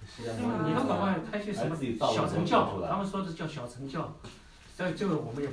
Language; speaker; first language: Chinese; native; Chinese